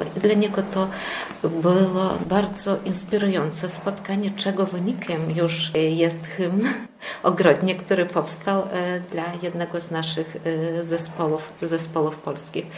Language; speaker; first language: Polish; early bilingual, heritage; Polish